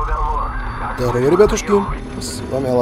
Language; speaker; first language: Russian; native; Russian